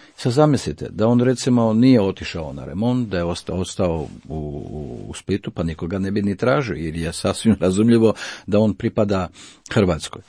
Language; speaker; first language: Croatian; native; Croatian